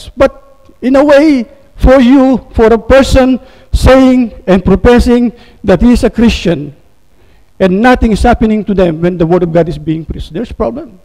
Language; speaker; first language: English; non-native, local second language; Filipino